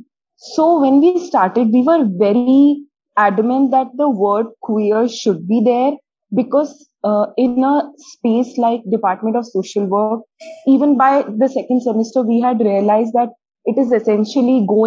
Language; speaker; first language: English; non-native, local second language; Hindi